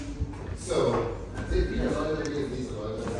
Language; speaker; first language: German; non-native, learner; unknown